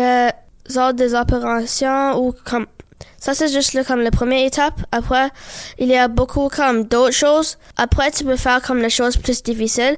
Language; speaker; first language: French; early bilingual, other home language; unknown